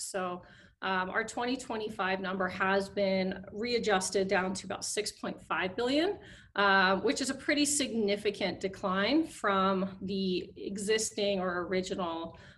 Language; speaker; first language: English; native; English